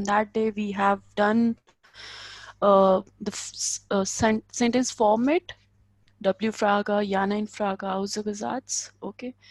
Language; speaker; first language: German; non-native, fluent; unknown